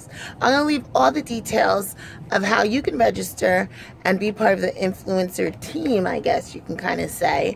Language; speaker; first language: English; native; English